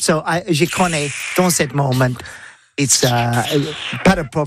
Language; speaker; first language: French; non-native, learner; English